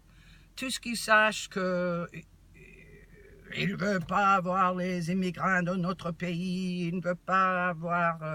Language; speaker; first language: French; non-native, learner; English